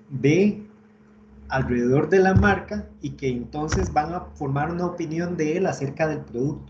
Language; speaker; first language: Spanish; native; Spanish